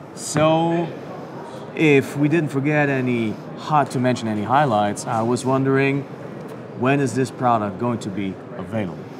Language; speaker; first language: English; non-native, fluent; German